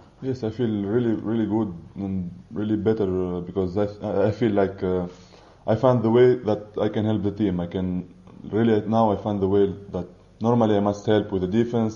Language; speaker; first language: English; non-native, fluent; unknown